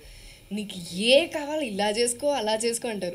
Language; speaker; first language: Telugu; non-native, fluent; Malayalam